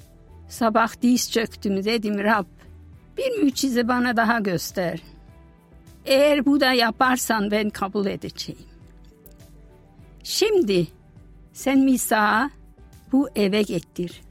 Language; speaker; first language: Turkish; non-native, fluent; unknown